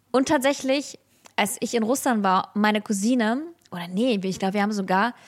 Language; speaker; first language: German; early bilingual, other home language; Russian